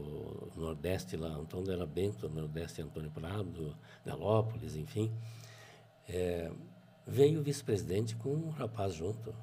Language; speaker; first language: Portuguese; native; Portuguese